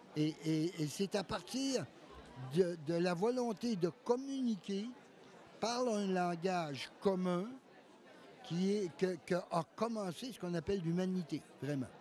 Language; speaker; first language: French; native; French